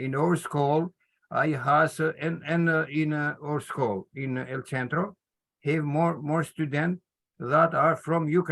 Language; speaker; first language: English; non-native, learner; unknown